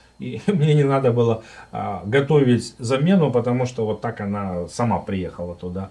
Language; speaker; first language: Russian; native; Russian